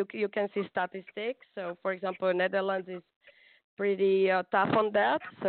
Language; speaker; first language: English; non-native, fluent; Slovak